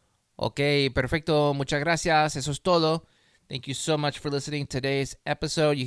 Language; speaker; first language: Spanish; non-native, fluent; English